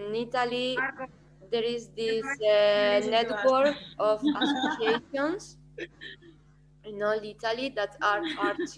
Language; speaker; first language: English; non-native, fluent; Spanish